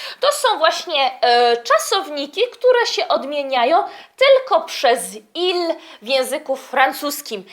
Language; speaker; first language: Polish; early bilingual, heritage; Polish